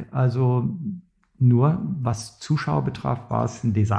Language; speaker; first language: German; native; German